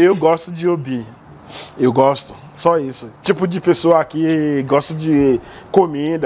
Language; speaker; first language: Portuguese; non-native, learner; Yoruba